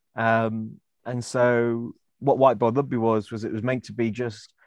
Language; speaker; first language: English; native; English